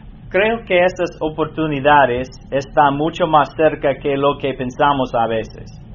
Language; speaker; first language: Spanish; non-native, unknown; English